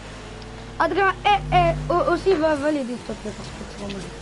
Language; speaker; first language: French; native; French